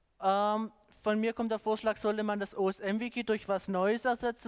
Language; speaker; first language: German; native; German